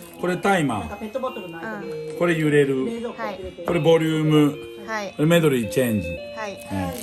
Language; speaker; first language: Japanese; native; Japanese